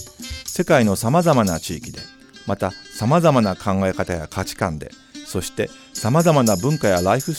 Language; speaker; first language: Japanese; native; Japanese